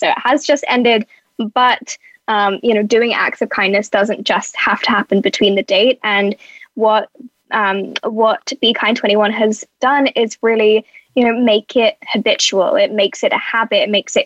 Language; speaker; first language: English; native; English